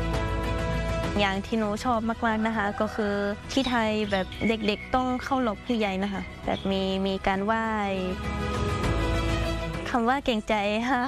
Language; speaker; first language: Thai; non-native, fluent; Estonian